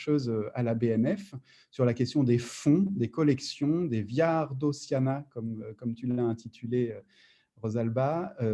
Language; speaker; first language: French; native; French